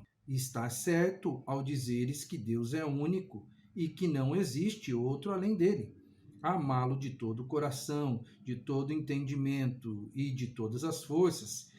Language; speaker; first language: Portuguese; native; Portuguese